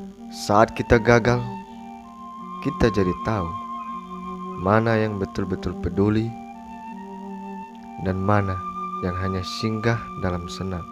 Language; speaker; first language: Indonesian; native; Indonesian